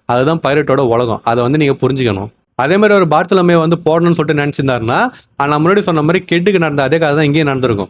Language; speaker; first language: Tamil; native; Tamil